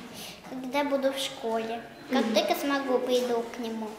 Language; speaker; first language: Ukrainian; non-native, local second language; Russian